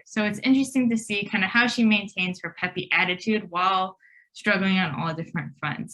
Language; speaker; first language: English; native; English